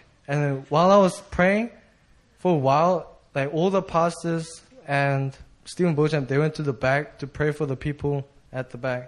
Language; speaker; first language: English; native; English